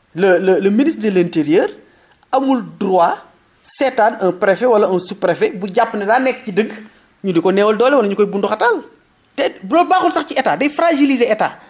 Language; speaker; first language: Wolof; native; Wolof